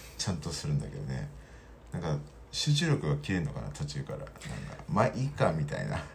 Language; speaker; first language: Japanese; non-native, fluent; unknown